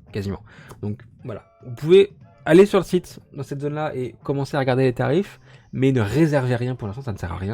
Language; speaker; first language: French; native; French